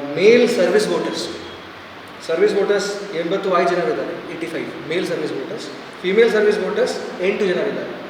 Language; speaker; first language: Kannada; non-native, fluent; Odia